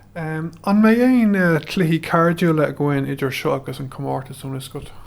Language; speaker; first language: Irish; non-native, local second language; English